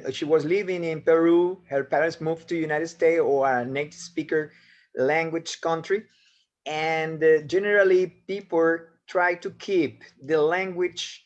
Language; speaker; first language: English; non-native, fluent; Spanish